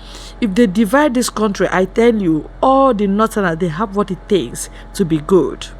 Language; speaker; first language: English; non-native, local second language; Igbo